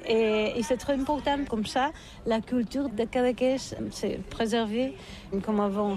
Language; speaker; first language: French; non-native, learner; Catalan